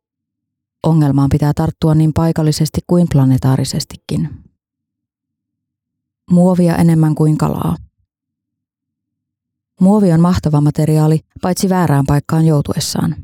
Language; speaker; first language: Finnish; native; Finnish